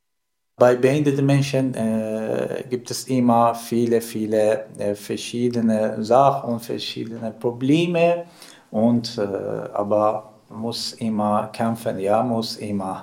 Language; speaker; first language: German; non-native, learner; Persian